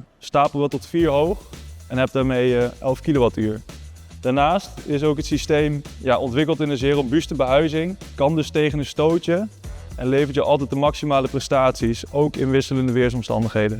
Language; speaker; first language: Dutch; native; Dutch